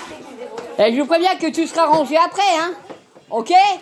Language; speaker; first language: French; native; French